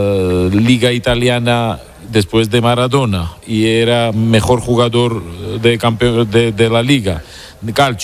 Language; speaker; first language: Spanish; non-native, fluent; Georgian